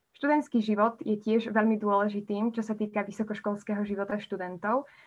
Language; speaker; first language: Slovak; native; Slovak